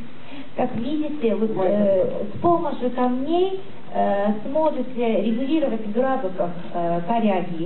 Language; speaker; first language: Russian; non-native, fluent; Japanese